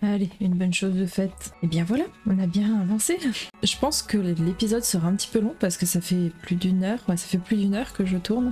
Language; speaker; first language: French; native; French